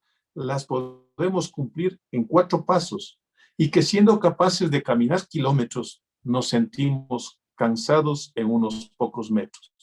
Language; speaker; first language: Spanish; native; Spanish